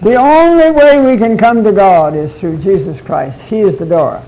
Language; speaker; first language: English; early bilingual, other home language; Chinese